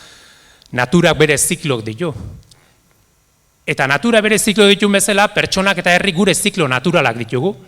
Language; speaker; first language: Basque; native; Basque